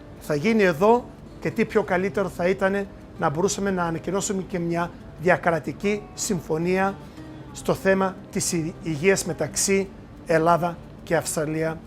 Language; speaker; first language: Greek; early bilingual, heritage; Greek